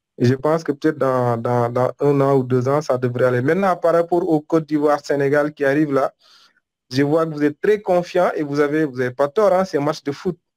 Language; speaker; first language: French; non-native, local second language; Wolof